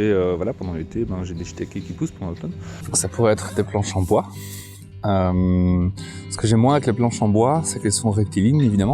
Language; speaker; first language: French; native; French